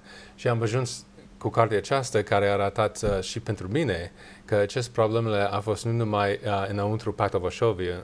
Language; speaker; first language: Romanian; non-native, learner; English